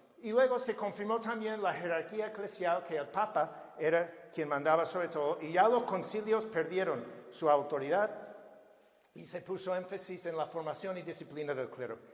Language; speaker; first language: Spanish; non-native, fluent; English